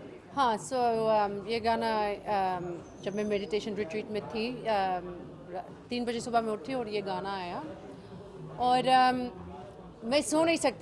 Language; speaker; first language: Hindi; early bilingual, heritage; English